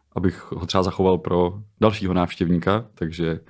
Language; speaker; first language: Czech; native; Czech